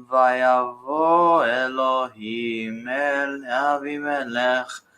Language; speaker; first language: Hebrew; non-native, learner; English